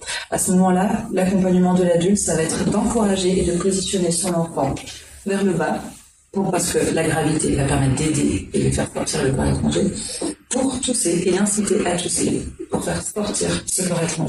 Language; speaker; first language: French; native; French